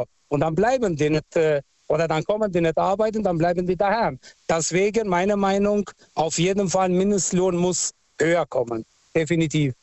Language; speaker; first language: German; non-native, fluent; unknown